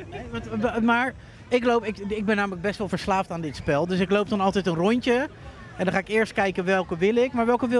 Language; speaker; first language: Dutch; native; Dutch